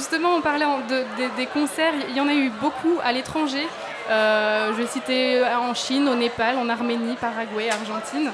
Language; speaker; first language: French; native; French